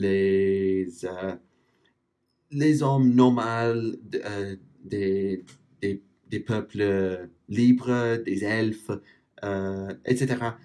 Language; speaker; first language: French; non-native, fluent; English